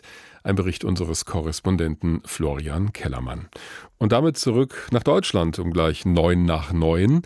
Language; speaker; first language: German; native; German